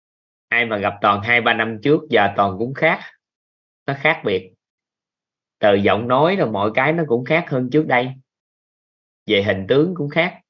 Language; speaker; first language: Vietnamese; native; Vietnamese